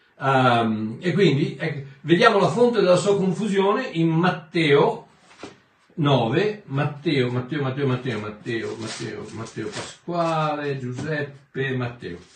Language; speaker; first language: Italian; native; Italian